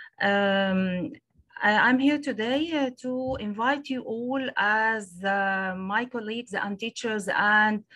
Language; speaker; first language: English; non-native, local second language; Arabic